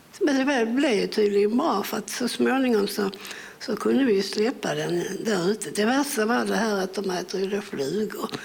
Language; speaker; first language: Swedish; early bilingual, other home language; English